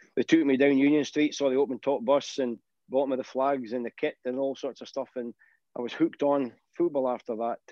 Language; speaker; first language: English; native; English